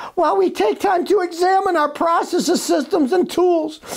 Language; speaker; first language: English; native; English